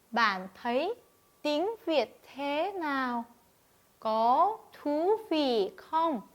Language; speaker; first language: Vietnamese; non-native, fluent; Korean